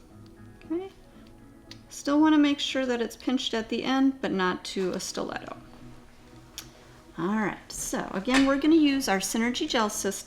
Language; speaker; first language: English; native; English